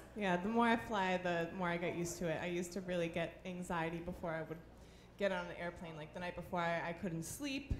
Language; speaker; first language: English; native; English